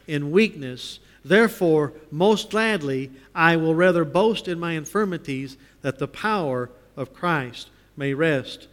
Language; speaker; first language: English; native; English